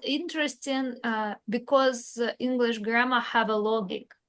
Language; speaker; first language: English; non-native, learner; Russian